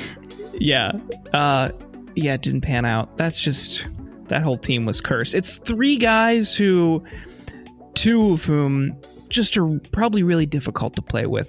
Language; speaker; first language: English; native; English